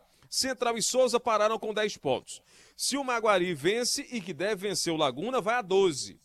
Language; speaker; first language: Portuguese; native; Portuguese